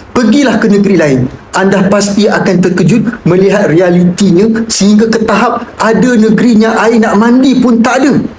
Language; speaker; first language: Malay; native; Malay